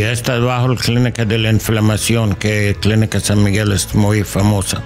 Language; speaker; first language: Spanish; non-native, learner; English